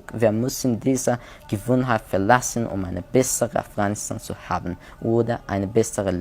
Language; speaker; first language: German; non-native, learner; Persian